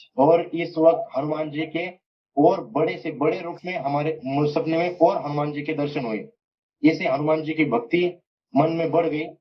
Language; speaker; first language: Hindi; non-native, local second language; Marathi